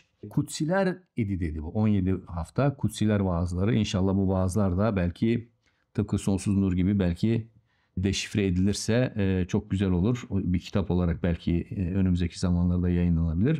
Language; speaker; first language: Turkish; native; Turkish